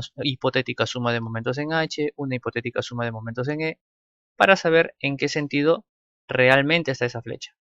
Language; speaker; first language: Spanish; native; Spanish